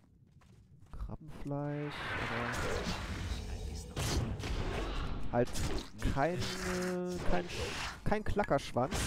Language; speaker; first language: German; native; German